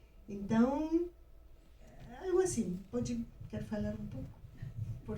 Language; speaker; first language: Portuguese; non-native, fluent; Spanish